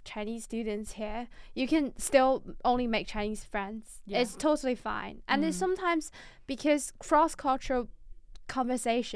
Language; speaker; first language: English; non-native, fluent; Chinese